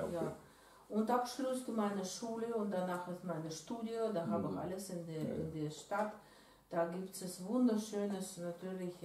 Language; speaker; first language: German; non-native, learner; Russian